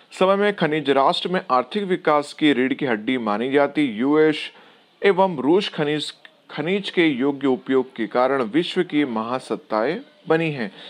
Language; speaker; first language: Hindi; non-native, local second language; Gujarati